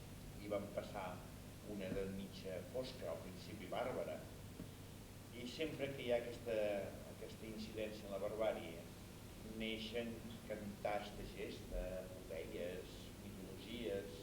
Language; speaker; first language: Catalan; native; Catalan